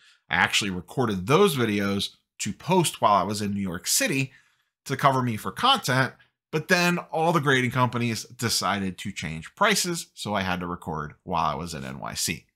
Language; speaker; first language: English; native; English